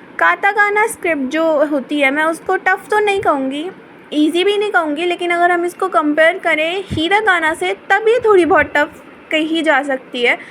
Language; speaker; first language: Hindi; native; Hindi